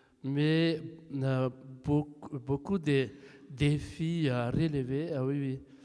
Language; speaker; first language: French; non-native, local second language; Malagasy